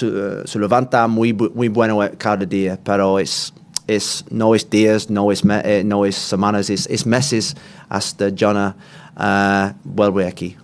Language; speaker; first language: Spanish; non-native, learner; English